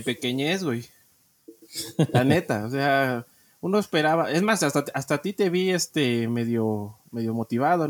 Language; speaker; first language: Spanish; native; Spanish